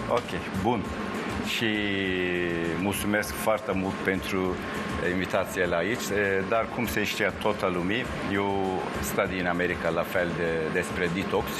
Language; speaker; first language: Romanian; non-native, learner; Turkish